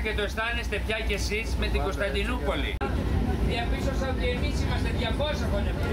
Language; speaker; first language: Greek; native; Greek